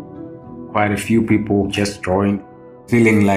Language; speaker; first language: English; non-native, local second language; Zulu